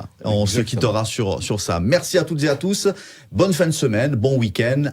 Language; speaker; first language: French; native; French